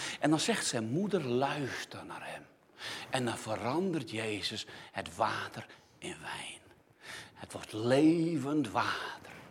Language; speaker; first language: Dutch; native; Dutch